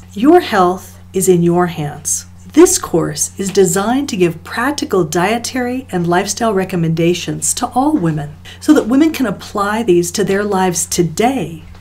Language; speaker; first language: English; native; English